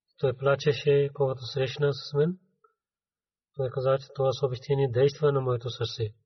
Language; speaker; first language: Bulgarian; non-native, fluent; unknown